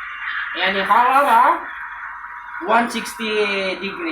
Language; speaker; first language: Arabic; non-native, learner; Filipino